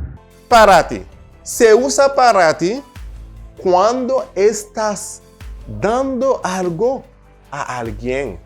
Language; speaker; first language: Spanish; non-native, fluent; Haitian Creole